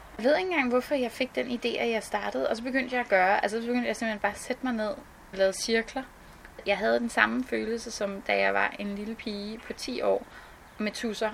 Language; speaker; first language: Danish; native; Danish